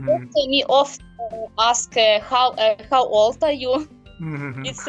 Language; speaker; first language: English; non-native, learner; Ukrainian